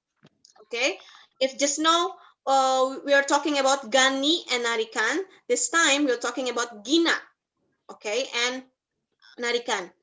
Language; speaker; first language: English; non-native, fluent; Indonesian